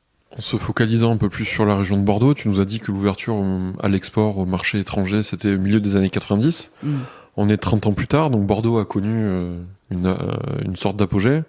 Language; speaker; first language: French; native; French